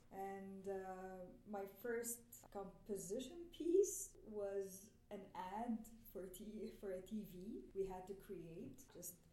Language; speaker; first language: English; non-native, fluent; Arabic